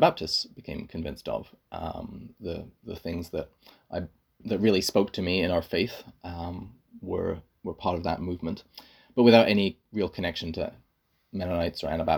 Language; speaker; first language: English; native; English